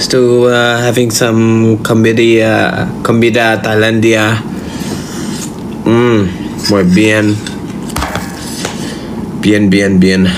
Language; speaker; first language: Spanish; non-native, learner; Thai